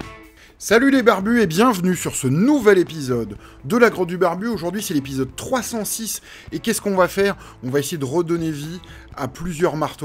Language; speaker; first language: French; native; French